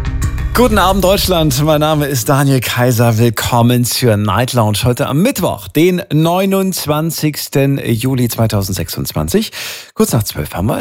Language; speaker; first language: German; native; German